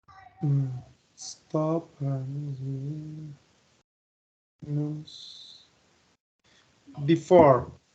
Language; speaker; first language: English; non-native, learner; Spanish